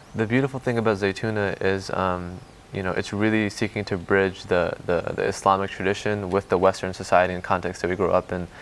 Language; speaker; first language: English; native; English